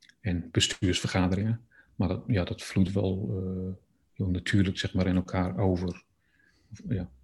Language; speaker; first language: Dutch; native; Dutch